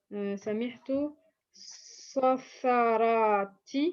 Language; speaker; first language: Arabic; non-native, learner; French